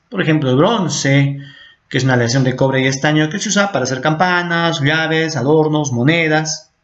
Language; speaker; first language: Spanish; native; Spanish